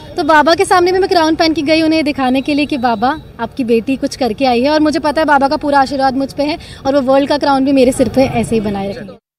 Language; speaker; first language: Hindi; native; Hindi